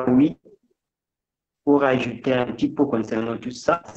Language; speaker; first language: French; non-native, fluent; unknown